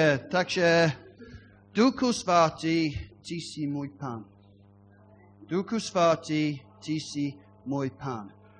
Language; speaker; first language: Czech; non-native, learner; English